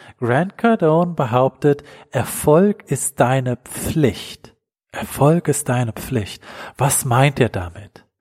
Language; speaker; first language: German; native; German